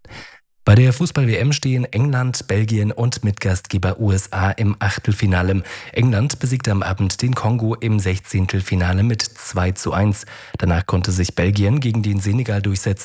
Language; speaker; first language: German; native; German